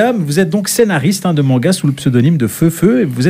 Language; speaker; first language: French; native; French